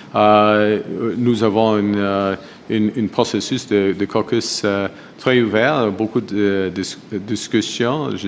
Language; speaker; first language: French; non-native, fluent; English